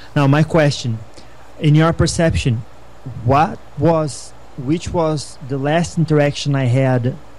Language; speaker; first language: English; non-native, fluent; Portuguese